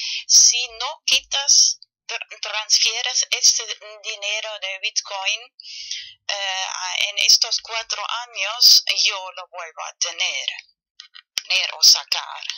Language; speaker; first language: Spanish; non-native, fluent; German